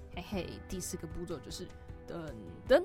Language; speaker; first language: Chinese; native; Chinese